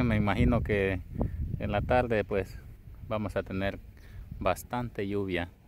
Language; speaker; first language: Spanish; native; Spanish